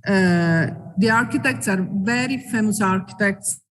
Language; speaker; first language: English; non-native, fluent; Italian